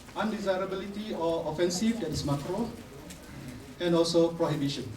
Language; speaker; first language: English; non-native, local second language; Malay